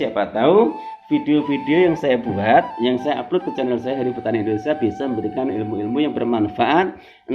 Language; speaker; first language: Indonesian; native; Indonesian